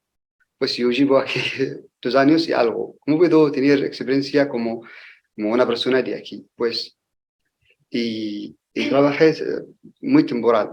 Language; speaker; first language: Spanish; non-native, learner; Arabic